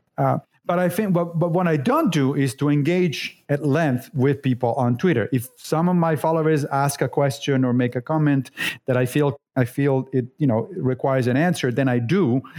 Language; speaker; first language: English; non-native, fluent; Italian